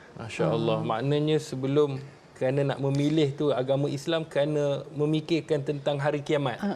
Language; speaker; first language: Malay; native; Malay